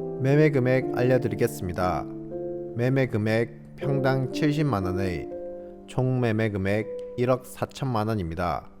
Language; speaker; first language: Korean; native; Korean